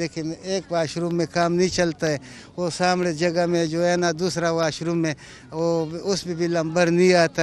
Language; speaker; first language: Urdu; non-native, local second language; Pashto